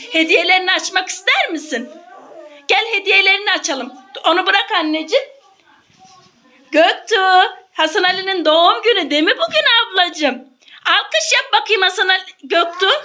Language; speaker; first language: Turkish; native; Turkish